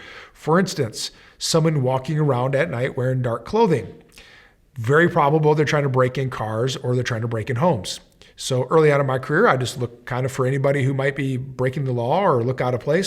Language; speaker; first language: English; native; English